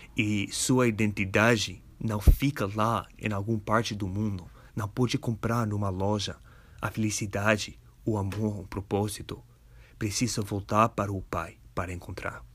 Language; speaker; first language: Portuguese; non-native, fluent; English